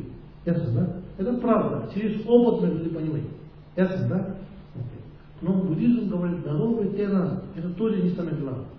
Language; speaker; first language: Russian; non-native, learner; Tibetan